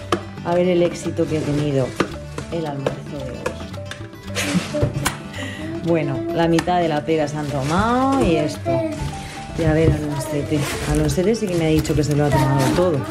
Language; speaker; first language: Spanish; native; Spanish